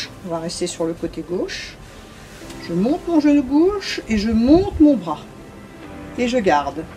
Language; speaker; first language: French; native; French